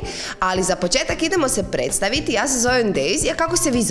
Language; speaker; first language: Croatian; native; Croatian